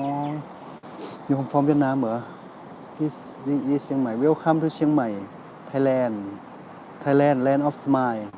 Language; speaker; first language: English; non-native, learner; Thai